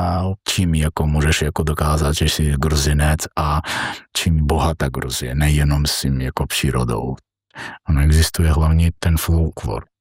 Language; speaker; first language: Czech; non-native, fluent; Georgian